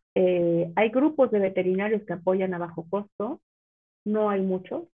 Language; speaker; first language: Spanish; native; Spanish